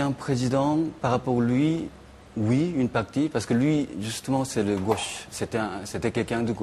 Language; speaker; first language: French; non-native, fluent; Korean